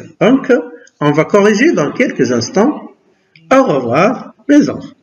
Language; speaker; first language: French; non-native, local second language; Arabic